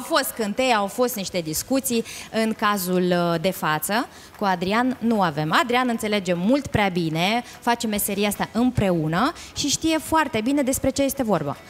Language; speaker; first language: Romanian; native; Romanian